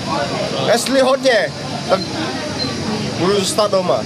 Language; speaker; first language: Czech; non-native, learner; Vietnamese